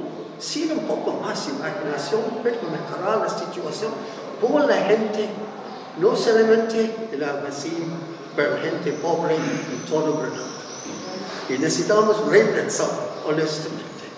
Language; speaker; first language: Spanish; non-native, fluent; English